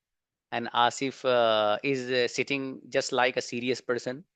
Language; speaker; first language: English; non-native, local second language; Hindi